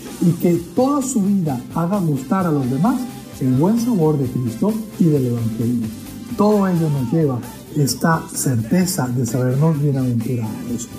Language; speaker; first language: Spanish; native; Spanish